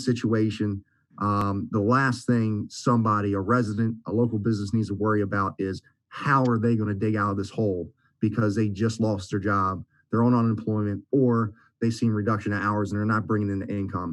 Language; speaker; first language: English; native; English